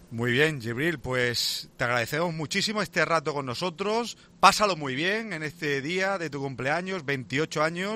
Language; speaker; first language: Spanish; native; Spanish